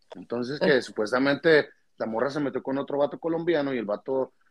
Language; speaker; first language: Spanish; early bilingual, heritage; Spanish